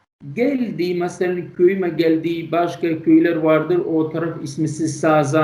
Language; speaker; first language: Turkish; non-native, learner; Kurdish